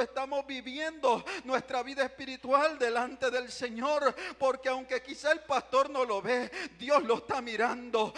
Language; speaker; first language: Spanish; native; Spanish